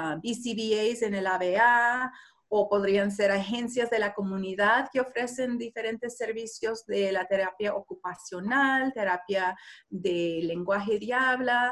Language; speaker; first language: Spanish; non-native, learner; English